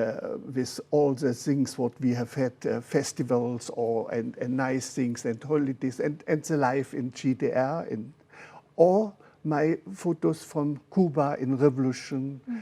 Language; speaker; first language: English; non-native, learner; German